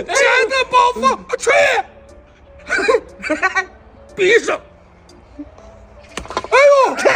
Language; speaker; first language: Chinese; native; Chinese